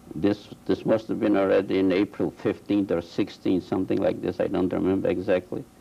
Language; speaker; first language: English; non-native, fluent; Polish